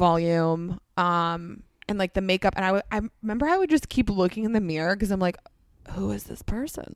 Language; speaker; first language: English; native; English